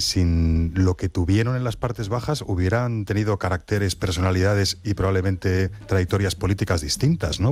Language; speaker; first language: Spanish; native; Spanish